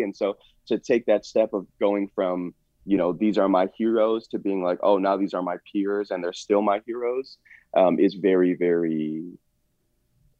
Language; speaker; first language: English; native; English